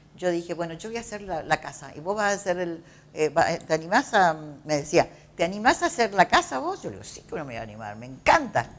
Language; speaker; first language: Spanish; native; Spanish